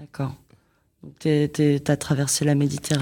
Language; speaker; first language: French; native; French